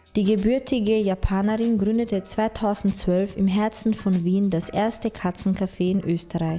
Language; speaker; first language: German; native; German